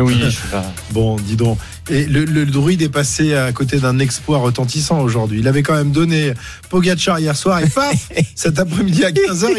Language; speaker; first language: French; native; French